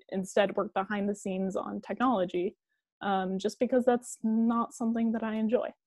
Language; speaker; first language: English; native; English